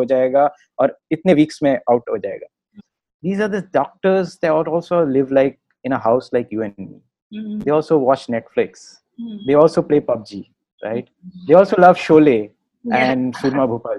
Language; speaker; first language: English; non-native, local second language; Hindi